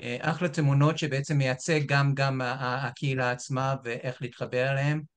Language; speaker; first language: Hebrew; non-native, fluent; English